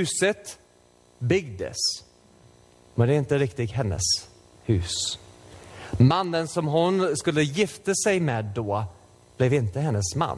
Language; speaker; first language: Swedish; non-native, fluent; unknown